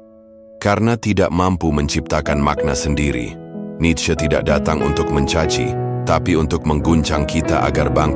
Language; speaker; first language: Indonesian; native; Indonesian